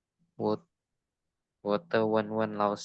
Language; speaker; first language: Chinese; non-native, learner; Indonesian